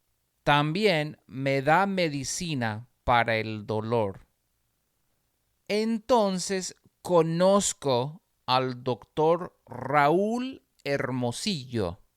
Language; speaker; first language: Spanish; non-native, fluent; English